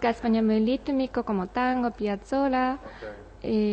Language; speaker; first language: Spanish; non-native, learner; Japanese